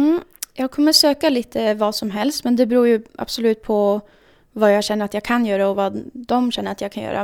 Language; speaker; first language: Swedish; native; Swedish